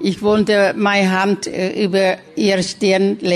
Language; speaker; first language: German; non-native, learner; Thai